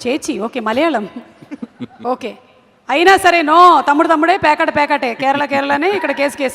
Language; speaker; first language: Telugu; native; Telugu